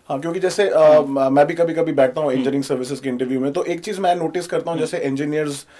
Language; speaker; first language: Hindi; native; Hindi